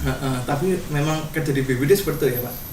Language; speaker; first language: Indonesian; native; Indonesian